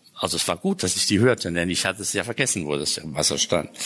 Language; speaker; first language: German; native; German